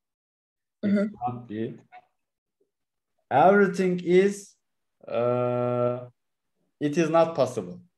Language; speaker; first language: English; non-native, learner; Turkish